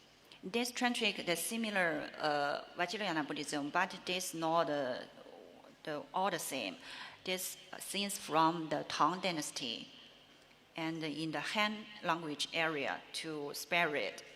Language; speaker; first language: English; non-native, learner; Chinese